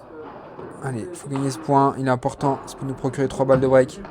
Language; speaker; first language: French; native; French